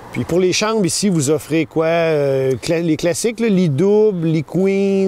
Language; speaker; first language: French; native; French